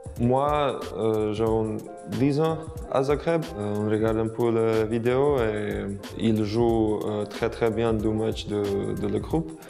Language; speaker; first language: French; non-native, learner; Croatian